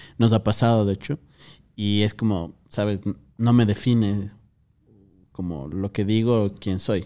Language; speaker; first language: Spanish; native; Spanish